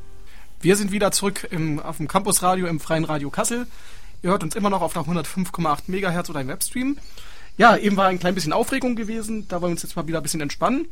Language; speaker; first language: German; native; German